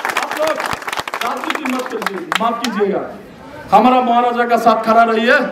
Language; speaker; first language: Hindi; non-native, local second language; Bangla